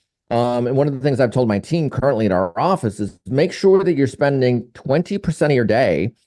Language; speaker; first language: English; native; English